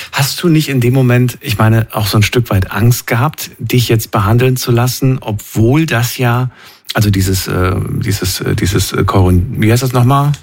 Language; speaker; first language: German; native; German